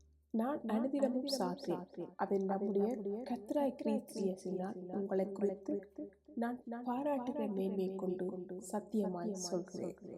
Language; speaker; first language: Tamil; native; Tamil